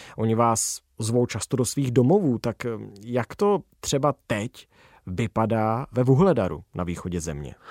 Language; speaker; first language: Czech; native; Czech